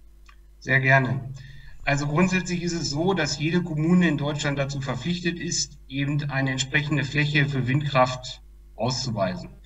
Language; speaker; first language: German; native; German